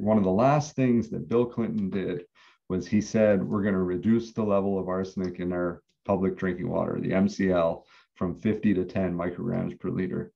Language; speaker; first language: English; native; English